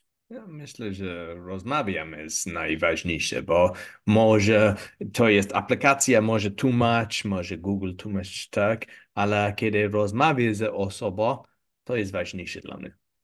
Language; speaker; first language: Polish; non-native, learner; English